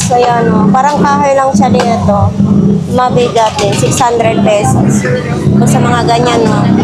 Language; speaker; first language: Filipino; non-native, local second language; Cebuano